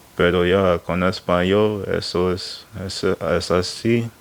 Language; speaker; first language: Spanish; non-native, learner; English